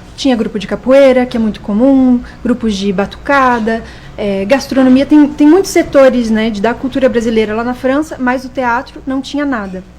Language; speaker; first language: Portuguese; native; Portuguese